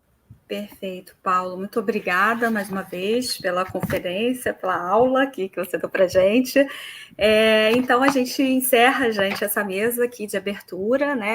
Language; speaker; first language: Portuguese; native; Portuguese